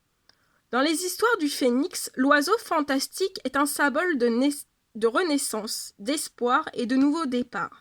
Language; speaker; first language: French; native; French